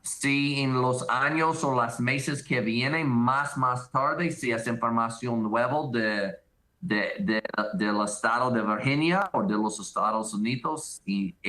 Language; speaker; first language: Spanish; non-native, learner; English